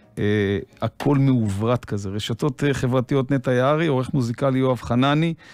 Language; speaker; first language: Hebrew; native; Hebrew